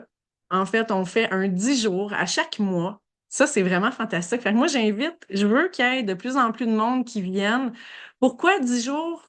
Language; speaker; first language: French; native; French